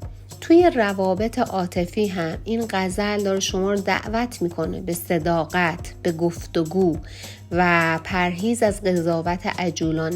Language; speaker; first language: Persian; native; Persian